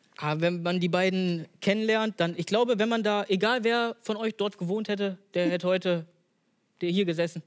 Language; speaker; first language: German; native; German